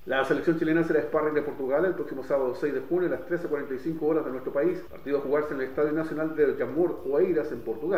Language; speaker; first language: Spanish; native; Spanish